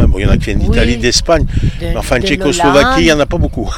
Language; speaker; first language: French; native; French